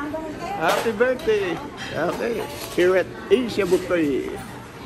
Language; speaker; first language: English; non-native, local second language; Filipino